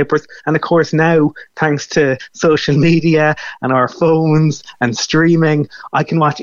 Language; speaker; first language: English; native; English